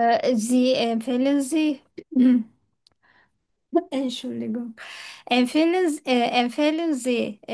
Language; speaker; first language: German; non-native, learner; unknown